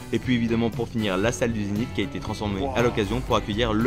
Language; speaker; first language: French; native; French